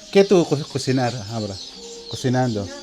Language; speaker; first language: Spanish; non-native, learner; Filipino